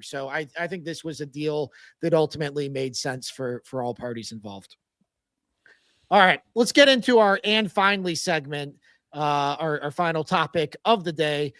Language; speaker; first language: English; native; English